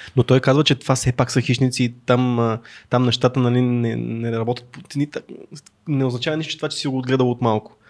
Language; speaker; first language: Bulgarian; native; Bulgarian